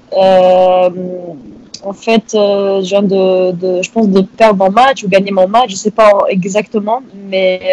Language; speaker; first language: French; non-native, local second language; Arabic